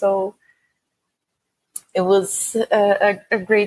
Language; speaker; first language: English; non-native, fluent; Portuguese